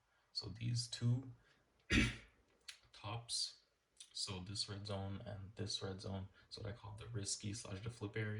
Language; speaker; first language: English; native; English